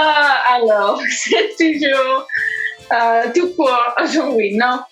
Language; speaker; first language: French; non-native, learner; English